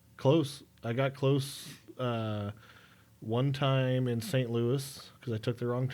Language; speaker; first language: English; native; English